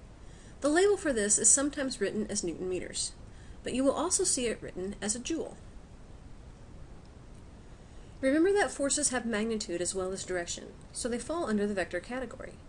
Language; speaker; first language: English; native; English